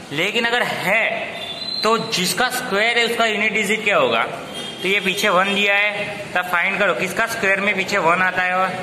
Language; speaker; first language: Hindi; non-native, local second language; Gujarati